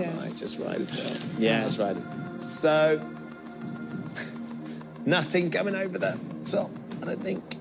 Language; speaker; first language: English; native; English